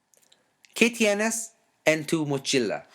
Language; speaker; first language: Spanish; non-native, fluent; English